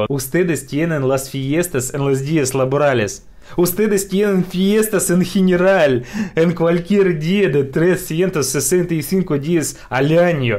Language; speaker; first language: Spanish; non-native, fluent; Russian